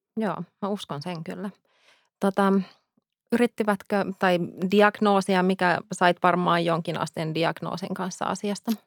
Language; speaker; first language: Finnish; native; Finnish